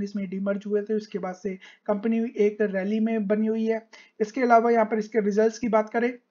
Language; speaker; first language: Hindi; native; Hindi